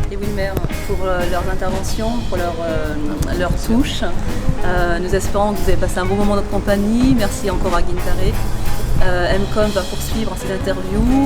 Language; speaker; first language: French; native; French